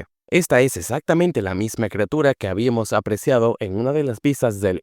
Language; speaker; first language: Spanish; native; Spanish